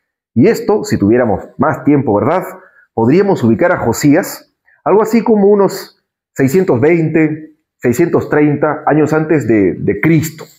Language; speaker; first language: Spanish; native; Spanish